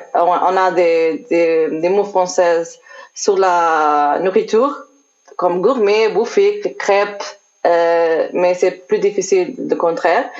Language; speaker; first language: French; non-native, learner; Portuguese